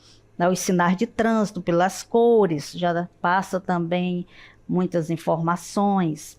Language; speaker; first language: Portuguese; native; Portuguese